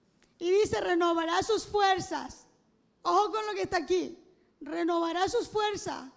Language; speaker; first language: Spanish; native; Spanish